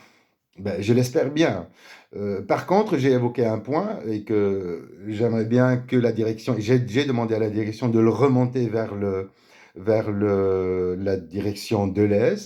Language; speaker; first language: French; native; French